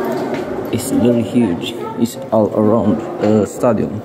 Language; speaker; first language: English; non-native, learner; Romanian